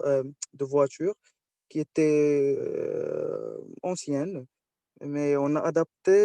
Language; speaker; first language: French; non-native, local second language; Arabic